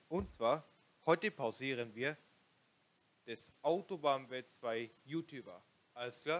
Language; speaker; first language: German; non-native, local second language; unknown